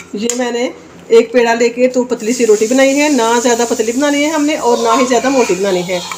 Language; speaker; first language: Urdu; non-native, local second language; Punjabi